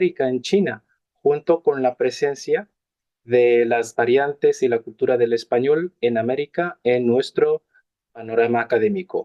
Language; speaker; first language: Spanish; non-native, fluent; Chinese